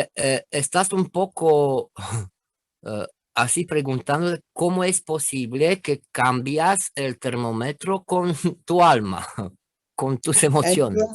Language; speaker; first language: Spanish; non-native, fluent; Romanian